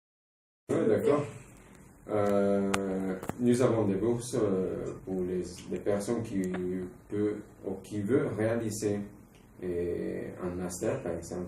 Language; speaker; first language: French; non-native, fluent; Spanish